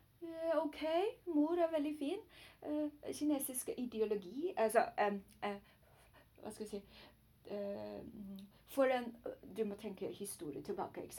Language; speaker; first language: Norwegian; non-native, learner; Chinese